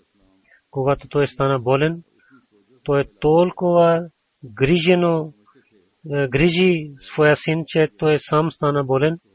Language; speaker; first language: Bulgarian; non-native, learner; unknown